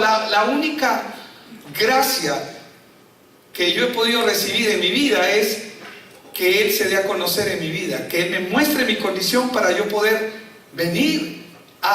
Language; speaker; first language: Spanish; native; Spanish